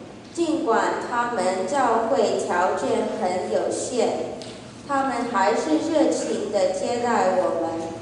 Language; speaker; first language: Chinese; early bilingual, heritage; Chinese